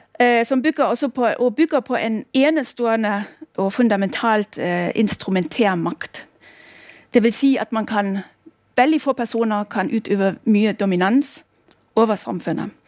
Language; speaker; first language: Norwegian; non-native, fluent; German